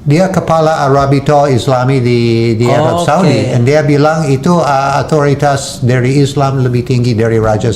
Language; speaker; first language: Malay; non-native, fluent; English